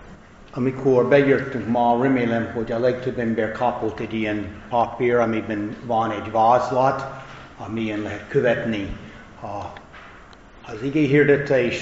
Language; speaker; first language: Hungarian; non-native, fluent; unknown